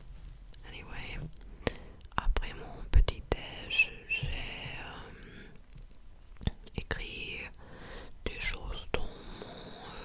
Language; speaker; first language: French; non-native, fluent; English